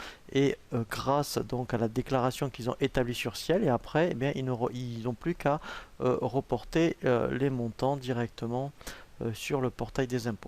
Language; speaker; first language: French; native; French